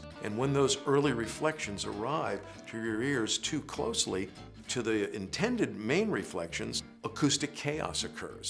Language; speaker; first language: English; native; English